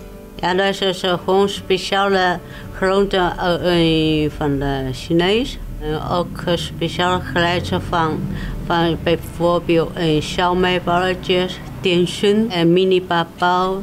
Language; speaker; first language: Dutch; non-native, local second language; Chinese